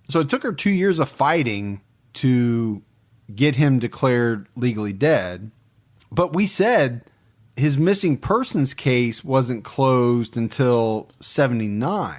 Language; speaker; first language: English; native; English